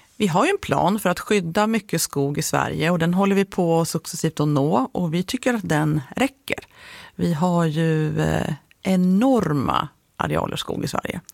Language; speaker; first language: Swedish; native; Swedish